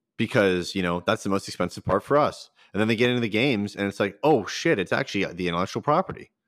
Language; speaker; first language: English; native; English